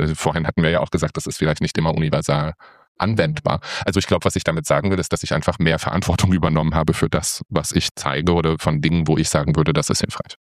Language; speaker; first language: German; non-native, fluent; English